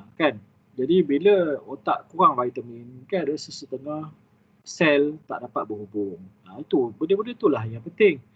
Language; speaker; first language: Malay; native; Malay